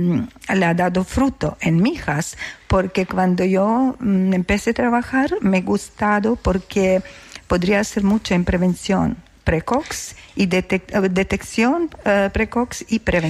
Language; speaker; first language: Spanish; non-native, learner; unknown